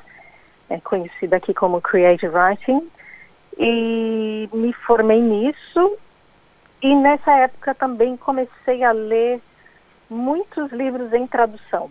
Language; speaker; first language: Portuguese; non-native, fluent; English